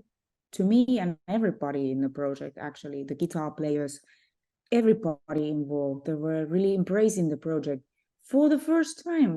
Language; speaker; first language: English; non-native, fluent; Finnish